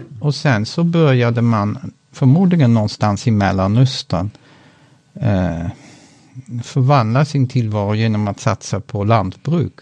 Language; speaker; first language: Swedish; non-native, fluent; Dutch